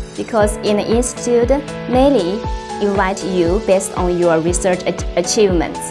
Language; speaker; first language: English; non-native, fluent; Chinese